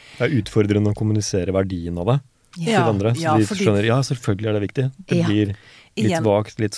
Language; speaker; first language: Norwegian; native; Norwegian